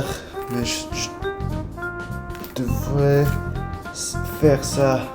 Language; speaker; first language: French; non-native, learner; English